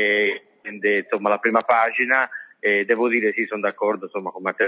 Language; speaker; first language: Italian; native; Italian